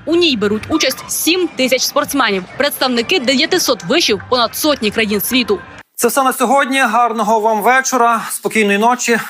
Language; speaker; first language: Ukrainian; native; Ukrainian